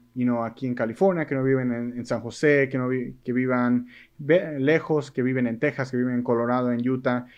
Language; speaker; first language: Spanish; early bilingual, heritage; Spanish